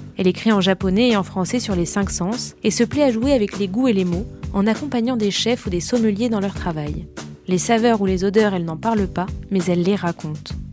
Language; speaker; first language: French; native; French